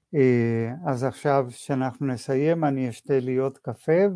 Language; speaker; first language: Hebrew; non-native, fluent; Spanish